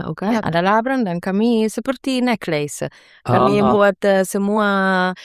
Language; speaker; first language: Indonesian; non-native, fluent; Italian